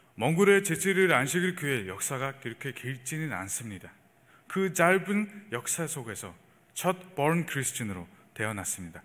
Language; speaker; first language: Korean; non-native, fluent; Mongolian